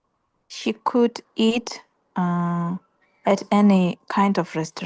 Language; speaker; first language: English; non-native, learner; Russian